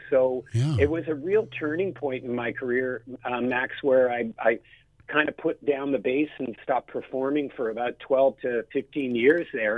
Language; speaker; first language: English; native; English